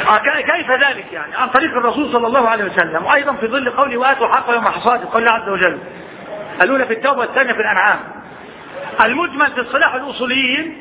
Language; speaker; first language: Arabic; native; Arabic